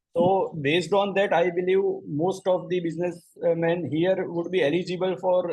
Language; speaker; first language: English; non-native, local second language; Gujarati